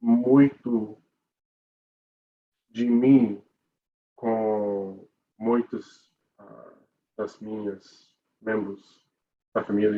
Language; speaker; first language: Portuguese; non-native, learner; English